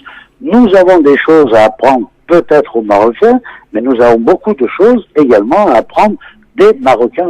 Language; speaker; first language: French; native; French